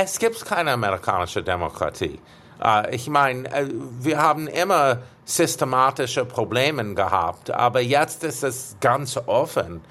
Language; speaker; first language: German; non-native, fluent; English